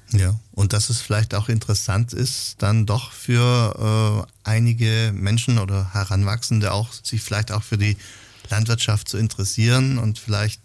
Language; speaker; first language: German; native; German